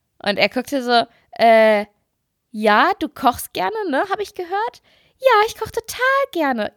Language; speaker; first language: German; native; German